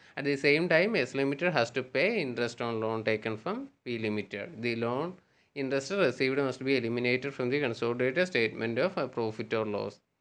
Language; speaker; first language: English; non-native, local second language; Malayalam